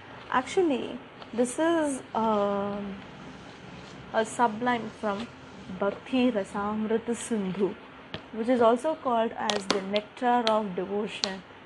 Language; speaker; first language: English; non-native, local second language; Tamil